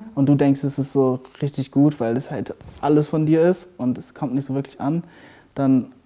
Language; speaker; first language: German; early bilingual, other home language; English